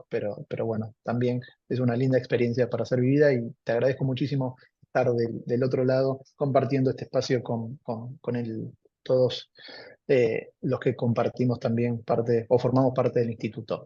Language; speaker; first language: Spanish; native; Spanish